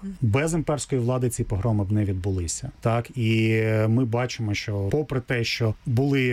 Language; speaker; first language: Ukrainian; native; Ukrainian